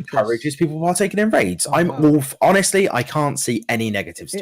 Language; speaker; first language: English; native; English